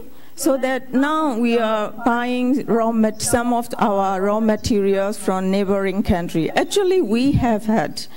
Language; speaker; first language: English; non-native, fluent; Burmese